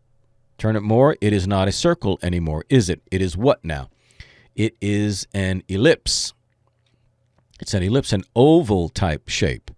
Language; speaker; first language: English; native; English